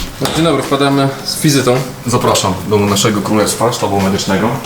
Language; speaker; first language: Polish; native; Polish